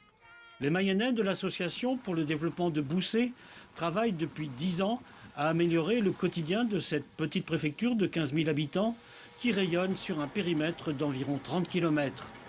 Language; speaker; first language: French; native; French